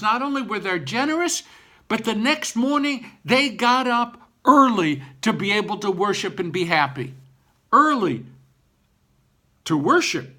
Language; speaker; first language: English; native; English